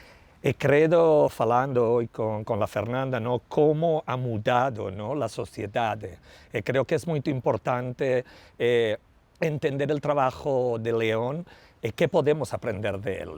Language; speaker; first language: Portuguese; non-native, learner; Spanish